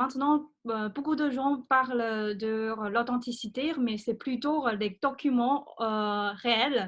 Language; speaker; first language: French; non-native, fluent; Chinese